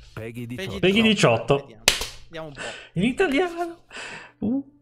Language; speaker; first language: Italian; native; Italian